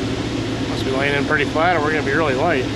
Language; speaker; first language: English; native; English